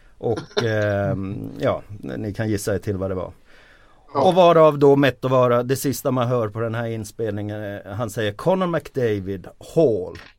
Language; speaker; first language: Swedish; early bilingual, other home language; Finnish